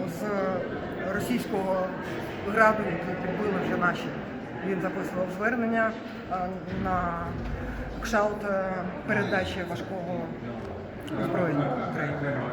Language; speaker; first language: Ukrainian; native; Ukrainian